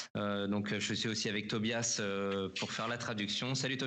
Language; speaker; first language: French; native; French